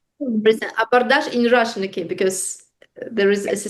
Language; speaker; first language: English; non-native, fluent; Russian